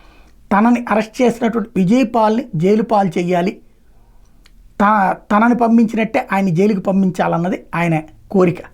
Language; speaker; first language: Telugu; native; Telugu